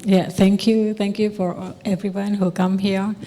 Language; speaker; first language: English; non-native, local second language; Indonesian